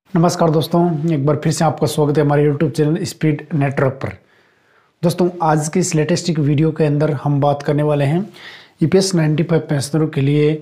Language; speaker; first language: Hindi; native; Hindi